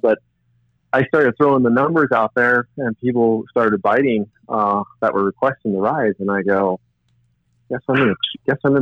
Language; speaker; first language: English; native; English